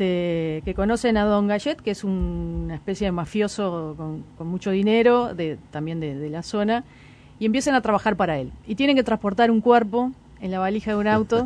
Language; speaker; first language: Spanish; native; Spanish